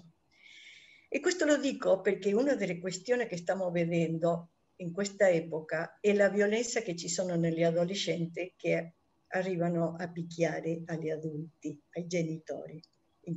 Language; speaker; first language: Italian; non-native, fluent; Spanish